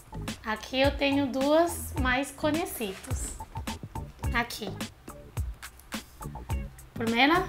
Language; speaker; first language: Portuguese; non-native, learner; Chinese